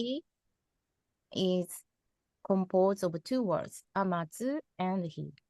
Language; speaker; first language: English; non-native, fluent; Japanese